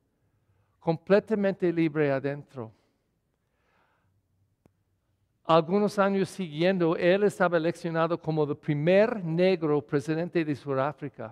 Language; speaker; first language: Spanish; non-native, fluent; English